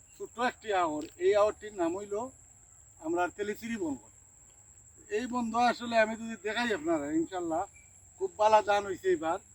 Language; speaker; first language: Bangla; non-native, local second language; Sylheti